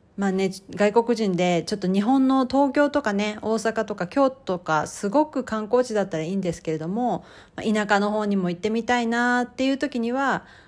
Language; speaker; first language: Japanese; native; Japanese